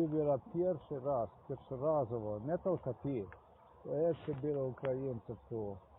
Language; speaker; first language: Russian; non-native, learner; Slovenian